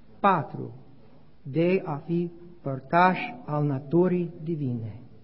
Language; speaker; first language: Romanian; non-native, learner; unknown